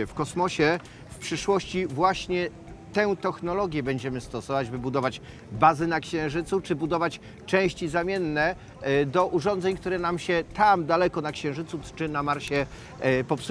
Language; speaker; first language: Polish; native; Polish